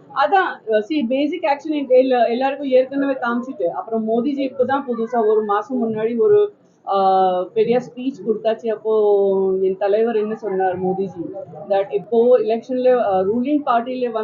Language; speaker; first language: Tamil; non-native, learner; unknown